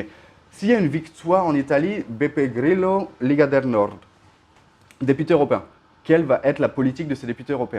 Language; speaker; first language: French; native; French